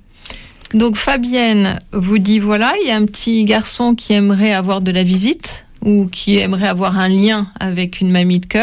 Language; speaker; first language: French; native; French